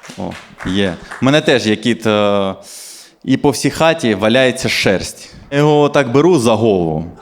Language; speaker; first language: Ukrainian; non-native, local second language; Russian